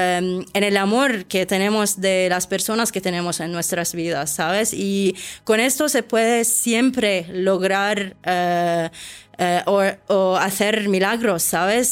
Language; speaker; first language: Spanish; non-native, fluent; Arabic